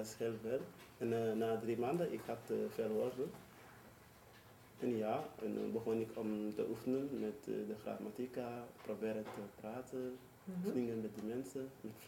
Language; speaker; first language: Dutch; non-native, learner; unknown